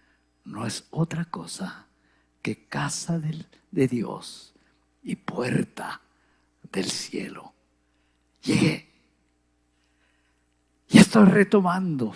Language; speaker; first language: Spanish; native; Spanish